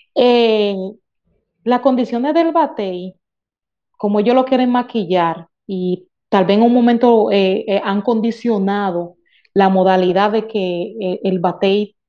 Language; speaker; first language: Spanish; native; Spanish